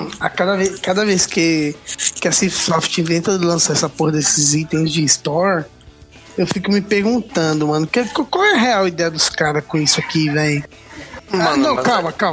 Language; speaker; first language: Portuguese; native; Portuguese